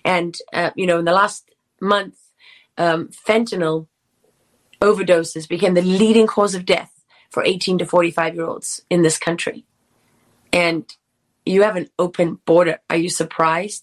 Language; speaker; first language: English; native; English